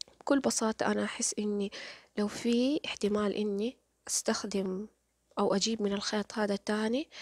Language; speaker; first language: Arabic; native; Arabic